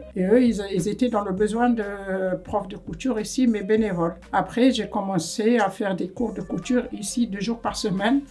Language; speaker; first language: French; non-native, fluent; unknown